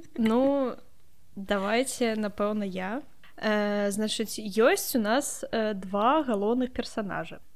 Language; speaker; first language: Belarusian; non-native, local second language; Russian